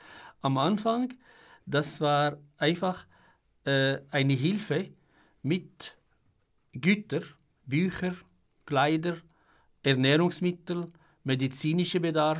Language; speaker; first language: German; non-native, fluent; Arabic